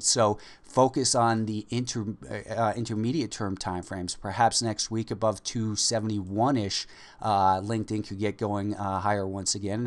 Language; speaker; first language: English; native; English